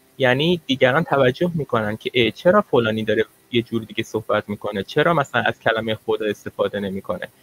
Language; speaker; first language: Persian; native; Persian